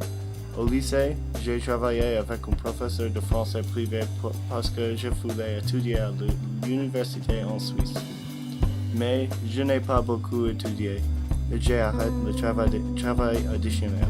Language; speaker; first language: French; non-native, learner; English